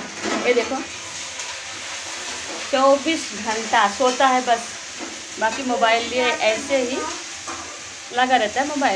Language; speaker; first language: Hindi; native; Hindi